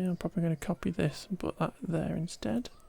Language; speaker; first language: English; native; English